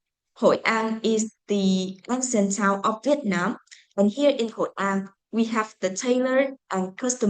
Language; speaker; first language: English; non-native, fluent; Vietnamese